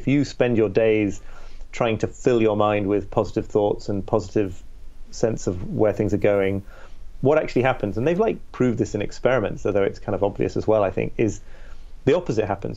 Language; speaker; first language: English; native; English